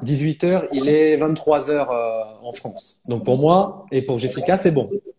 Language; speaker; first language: French; native; French